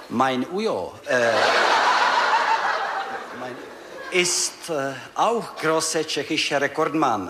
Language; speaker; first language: German; non-native, learner; Czech